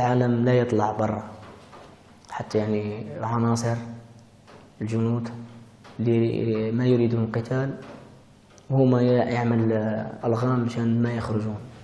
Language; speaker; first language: Arabic; early bilingual, heritage; Arabic